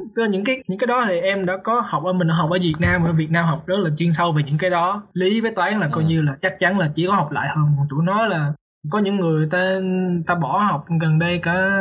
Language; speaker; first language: Vietnamese; native; Vietnamese